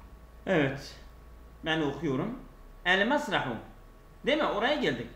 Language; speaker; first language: Turkish; native; Turkish